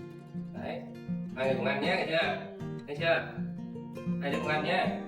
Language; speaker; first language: Vietnamese; native; Vietnamese